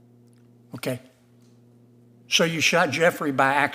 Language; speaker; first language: English; native; English